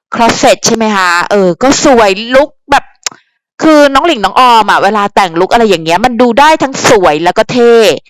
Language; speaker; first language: Thai; native; Thai